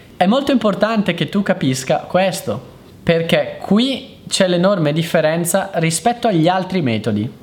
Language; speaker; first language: Italian; native; Italian